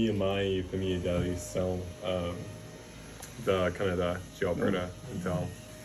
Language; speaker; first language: Portuguese; non-native, fluent; English